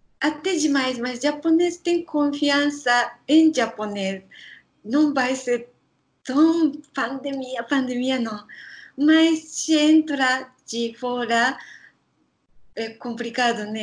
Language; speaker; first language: Portuguese; non-native, learner; Japanese